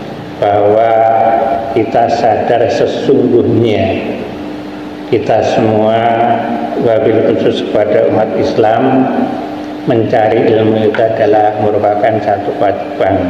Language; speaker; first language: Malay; non-native, local second language; Javanese